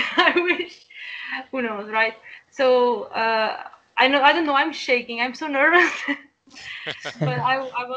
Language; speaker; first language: English; non-native, fluent; Portuguese